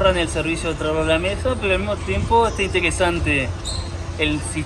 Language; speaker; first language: Spanish; native; Spanish